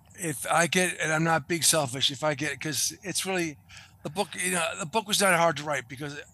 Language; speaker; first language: English; native; English